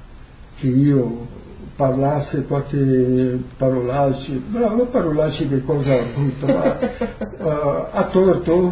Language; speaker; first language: Italian; early bilingual, heritage; Portuguese